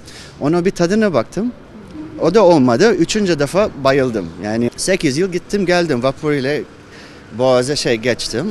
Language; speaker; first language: Turkish; non-native, fluent; Japanese